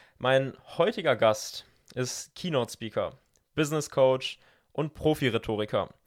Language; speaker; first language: German; native; German